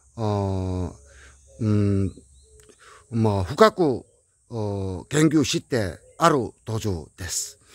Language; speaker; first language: Japanese; non-native, learner; Korean